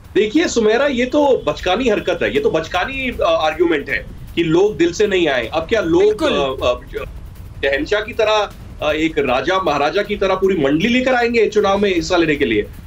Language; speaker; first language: Hindi; native; Hindi